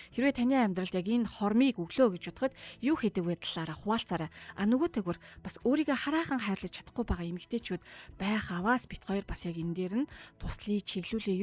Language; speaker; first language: Mongolian; native; Mongolian